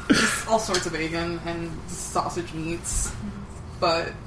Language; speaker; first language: English; native; English